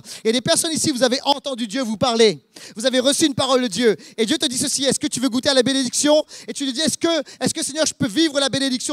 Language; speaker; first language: French; native; French